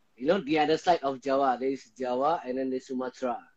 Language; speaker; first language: English; non-native, local second language; Malay